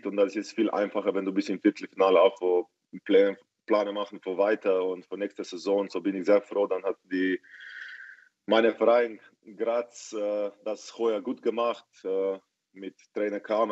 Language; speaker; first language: German; non-native, fluent; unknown